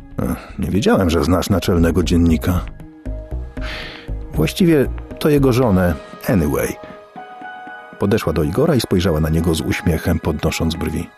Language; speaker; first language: Polish; native; Polish